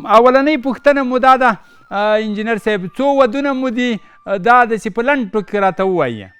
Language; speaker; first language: Pashto; native; Pashto